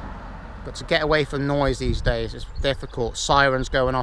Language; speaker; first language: English; native; English